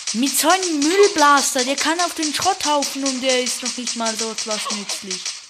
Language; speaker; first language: German; native; German